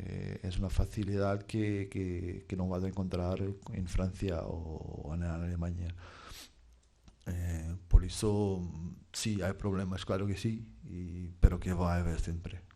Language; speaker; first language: Spanish; non-native, fluent; Portuguese